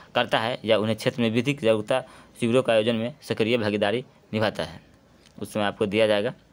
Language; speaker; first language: Hindi; native; Hindi